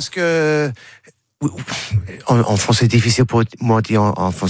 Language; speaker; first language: French; non-native, learner; English